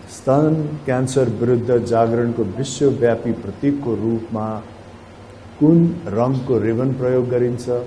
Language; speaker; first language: Nepali; native; Nepali